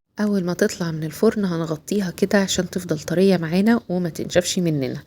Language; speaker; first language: Arabic; native; Arabic